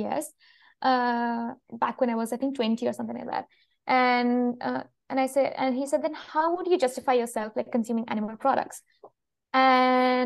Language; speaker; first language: English; non-native, local second language; Malayalam